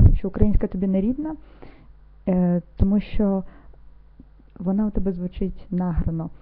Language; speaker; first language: Ukrainian; non-native, local second language; Russian